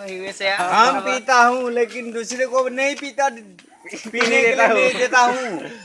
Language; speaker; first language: Hindi; non-native, local second language; Assamese